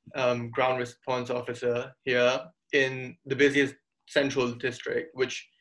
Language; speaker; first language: English; early bilingual, other home language; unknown